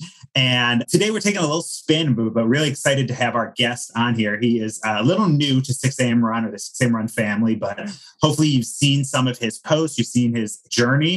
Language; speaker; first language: English; native; English